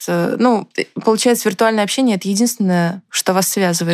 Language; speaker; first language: Russian; native; Russian